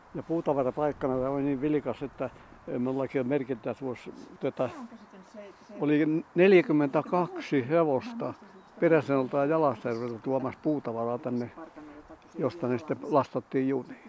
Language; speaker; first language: Finnish; native; Finnish